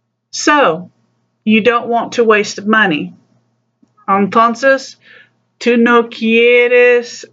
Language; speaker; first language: English; native; English